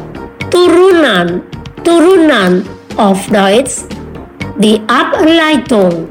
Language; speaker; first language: German; non-native, learner; Indonesian